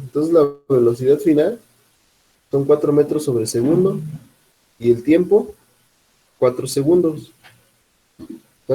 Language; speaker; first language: Spanish; native; Spanish